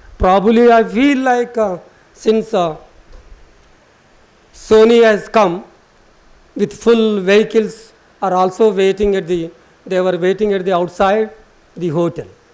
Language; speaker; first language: English; non-native, local second language; Telugu